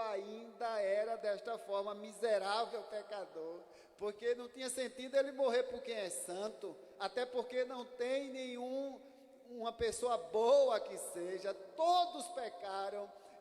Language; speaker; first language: Portuguese; native; Portuguese